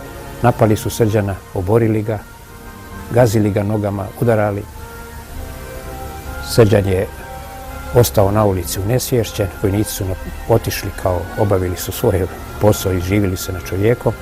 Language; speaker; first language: Bosnian; native; Bosnian